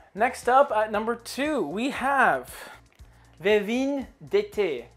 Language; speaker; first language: English; native; English